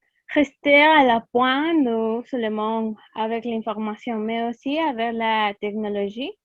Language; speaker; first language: French; non-native, learner; Spanish